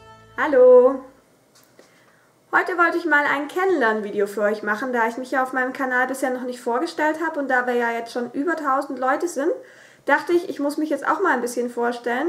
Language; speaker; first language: German; native; German